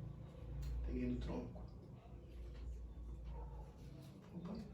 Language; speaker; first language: Portuguese; native; Portuguese